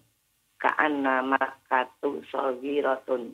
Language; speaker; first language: Arabic; non-native, learner; Indonesian